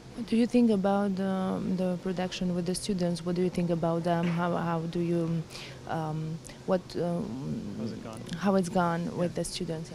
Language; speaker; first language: English; non-native, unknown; Albanian